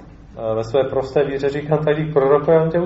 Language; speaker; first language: Czech; native; Czech